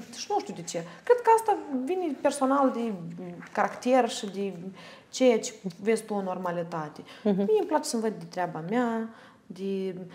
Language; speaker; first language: Romanian; native; Romanian